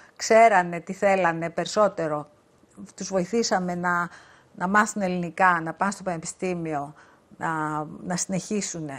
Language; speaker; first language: Greek; native; Greek